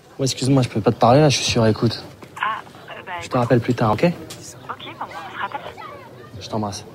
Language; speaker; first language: French; early bilingual, other home language; Arabic